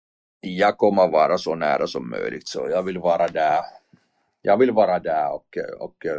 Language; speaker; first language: Swedish; non-native, learner; Finnish